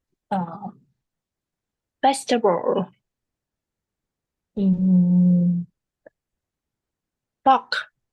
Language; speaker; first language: English; non-native, learner; Vietnamese